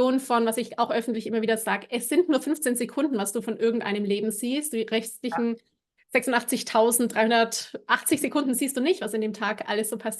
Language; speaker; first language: German; native; German